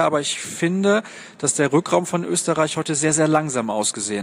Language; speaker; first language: German; native; German